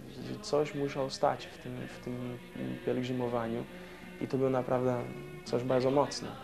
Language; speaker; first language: Polish; non-native, fluent; Portuguese